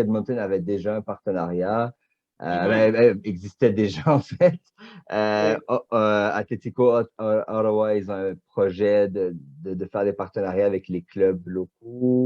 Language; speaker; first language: French; native; French